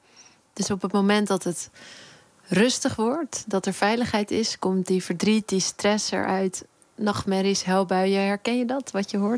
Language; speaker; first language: Dutch; native; Dutch